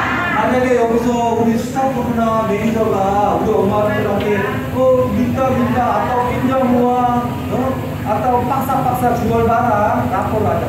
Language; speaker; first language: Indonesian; non-native, learner; Korean